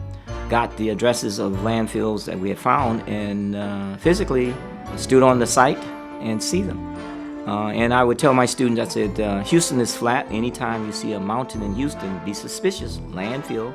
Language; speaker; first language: English; native; English